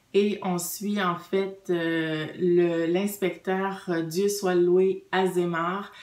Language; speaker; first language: French; native; French